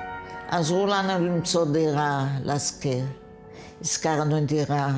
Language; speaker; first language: Hebrew; non-native, fluent; Yiddish